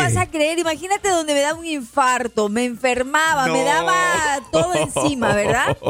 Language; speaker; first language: Spanish; native; Spanish